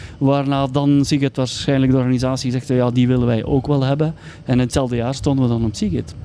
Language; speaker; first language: Dutch; native; Dutch